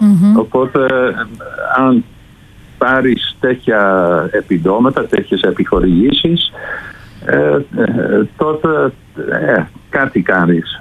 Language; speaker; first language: Greek; non-native, fluent; Dutch